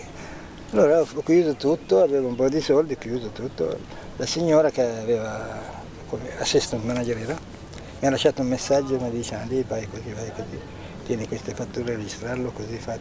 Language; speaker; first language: Italian; non-native, fluent; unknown